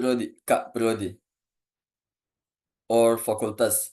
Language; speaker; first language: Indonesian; non-native, learner; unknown